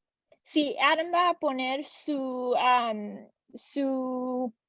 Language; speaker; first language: Spanish; non-native, learner; English